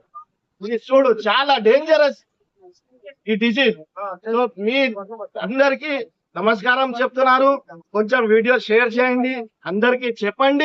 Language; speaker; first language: Telugu; non-native, local second language; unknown